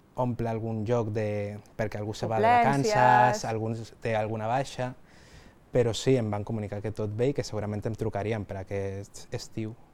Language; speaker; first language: Catalan; non-native, local second language; Spanish